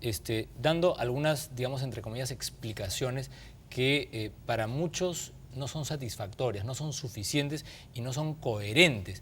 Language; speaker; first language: Spanish; native; Spanish